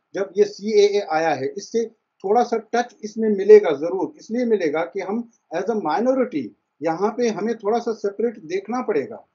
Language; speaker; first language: Hindi; early bilingual, heritage; Persian